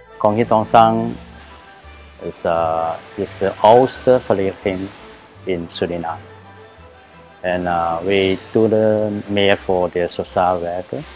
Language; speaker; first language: Dutch; non-native, learner; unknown